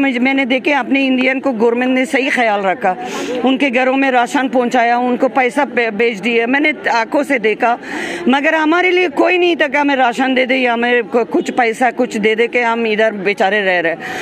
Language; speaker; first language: Hindi; non-native, fluent; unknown